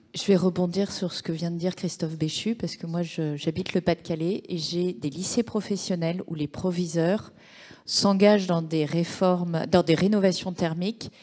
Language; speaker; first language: French; native; French